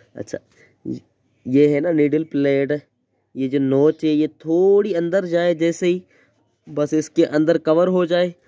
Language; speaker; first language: Urdu; non-native, local second language; Sindhi